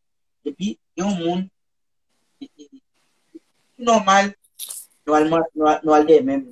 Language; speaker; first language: French; non-native, local second language; Haitian Creole